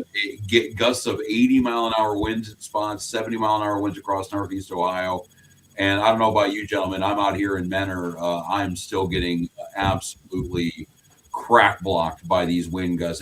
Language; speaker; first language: English; native; English